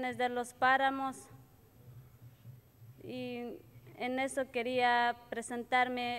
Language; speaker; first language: Spanish; non-native, local second language; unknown